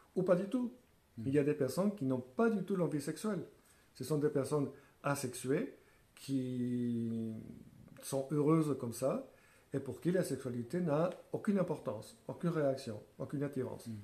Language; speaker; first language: French; non-native, fluent; Spanish